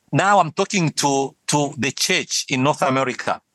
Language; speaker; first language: English; non-native, fluent; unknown